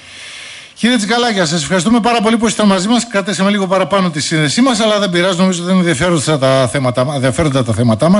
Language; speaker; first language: Greek; native; Greek